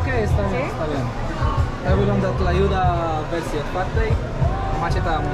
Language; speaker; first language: Spanish; non-native, learner; Polish